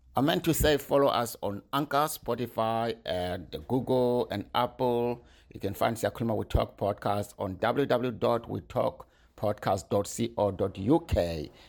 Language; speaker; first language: English; non-native, local second language; North Ndebele